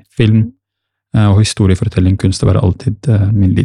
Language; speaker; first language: Norwegian; early bilingual, other home language; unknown